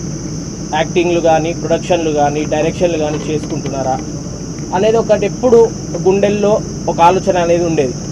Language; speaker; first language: Telugu; native; Telugu